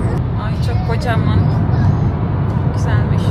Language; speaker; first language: Turkish; non-native, learner; Estonian